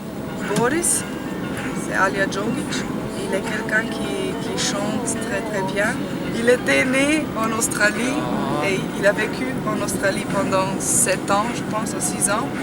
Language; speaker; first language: French; non-native, fluent; Slovenian